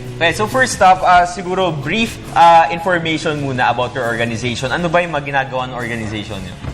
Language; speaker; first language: Filipino; native; Filipino